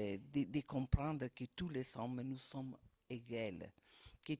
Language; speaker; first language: French; non-native, fluent; Italian